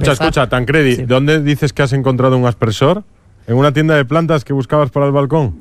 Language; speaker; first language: Spanish; native; Spanish